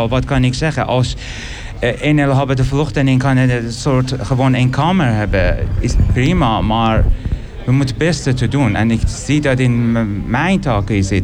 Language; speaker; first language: Dutch; non-native, learner; Persian